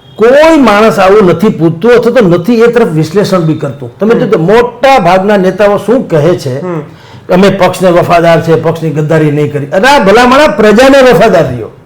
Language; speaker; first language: Gujarati; native; Gujarati